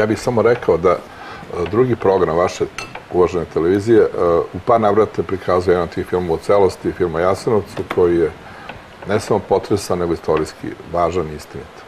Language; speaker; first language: Croatian; native; Croatian